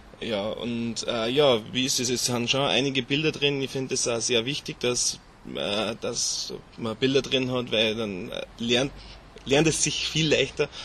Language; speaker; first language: German; native; German